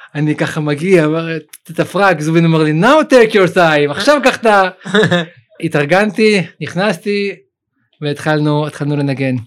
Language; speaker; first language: Hebrew; early bilingual, other home language; Russian